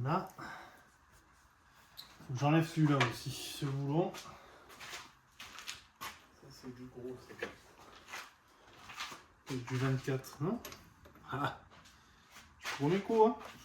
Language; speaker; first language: French; native; French